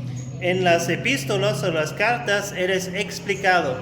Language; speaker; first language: Spanish; non-native, fluent; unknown